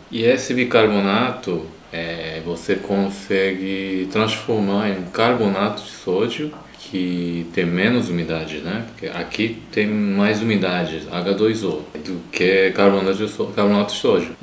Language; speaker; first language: Portuguese; non-native, fluent; Japanese